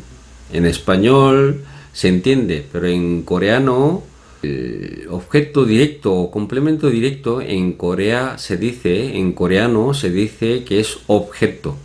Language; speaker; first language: Spanish; non-native, fluent; Korean